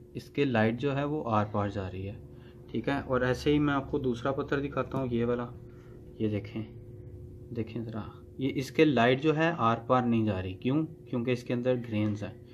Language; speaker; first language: Urdu; native; Urdu